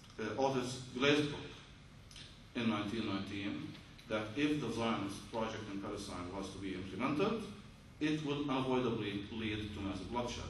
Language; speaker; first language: English; non-native, fluent; Arabic